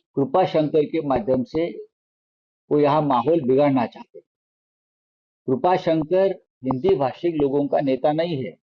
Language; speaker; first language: Hindi; non-native, local second language; Marathi